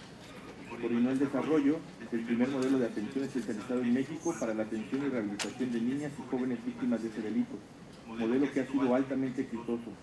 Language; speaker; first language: Spanish; native; Spanish